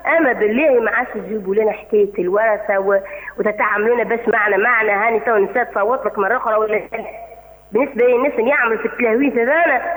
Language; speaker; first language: Arabic; native; Arabic